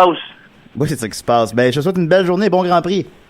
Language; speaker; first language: French; native; French